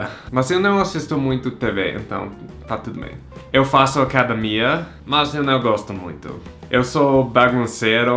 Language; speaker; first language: Portuguese; non-native, fluent; English